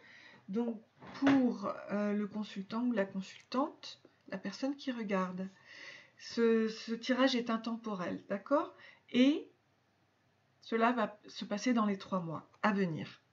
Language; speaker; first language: French; native; French